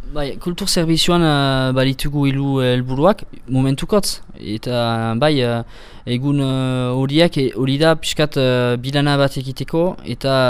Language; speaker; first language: Basque; non-native, local second language; French